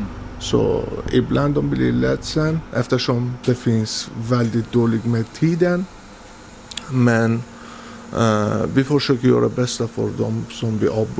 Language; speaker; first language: Swedish; non-native, learner; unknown